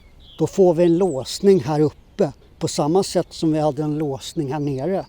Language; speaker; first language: Swedish; native; Swedish